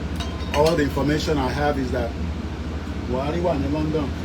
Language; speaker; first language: English; non-native, local second language; Yoruba